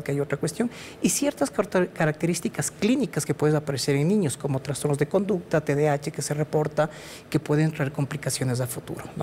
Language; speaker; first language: Spanish; native; Spanish